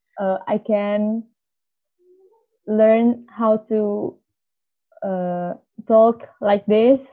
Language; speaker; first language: English; non-native, learner; Indonesian